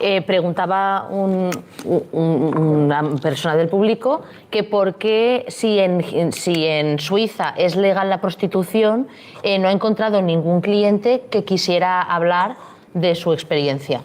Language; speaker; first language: Spanish; native; Spanish